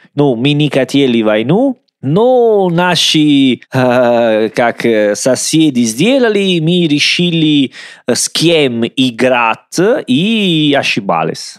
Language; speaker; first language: Russian; non-native, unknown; Italian